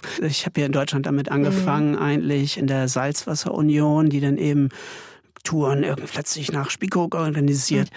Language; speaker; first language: German; native; German